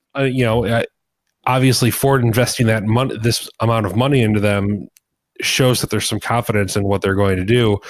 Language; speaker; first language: English; native; English